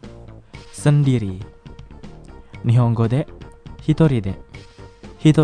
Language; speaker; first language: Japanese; non-native, fluent; Indonesian